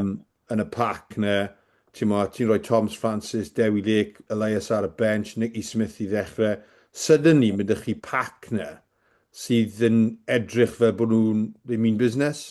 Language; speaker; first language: Welsh; native; Welsh